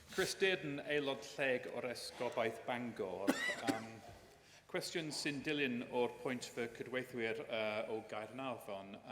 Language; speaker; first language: Welsh; non-native, learner; English